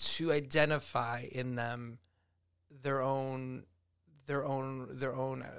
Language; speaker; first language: English; native; English